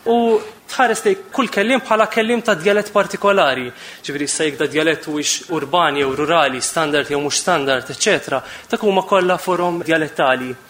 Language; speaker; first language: Maltese; native; Maltese